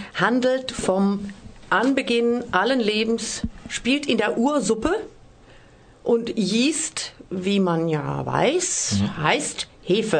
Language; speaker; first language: German; native; German